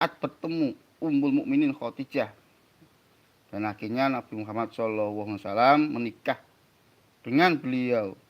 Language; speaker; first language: Indonesian; native; Indonesian